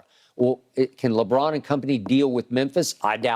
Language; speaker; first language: English; native; English